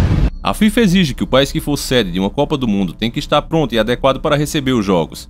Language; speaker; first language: Portuguese; native; Portuguese